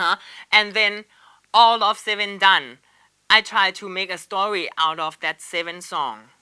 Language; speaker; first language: English; non-native, learner; Thai